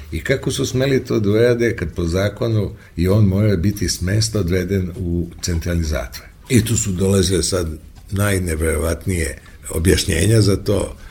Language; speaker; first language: Serbian; native; Serbian